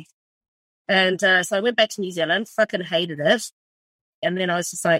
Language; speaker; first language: English; native; English